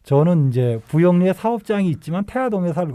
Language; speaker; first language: Korean; native; Korean